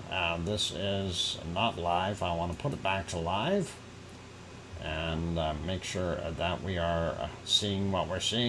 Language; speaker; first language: English; native; English